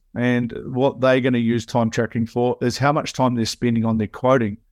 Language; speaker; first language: English; native; English